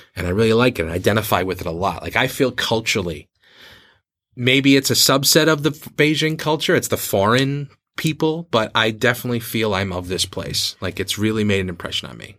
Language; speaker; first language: English; native; English